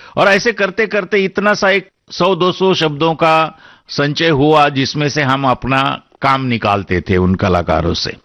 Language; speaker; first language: Hindi; non-native, local second language; Marathi